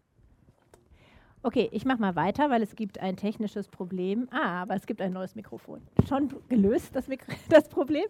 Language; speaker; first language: German; native; German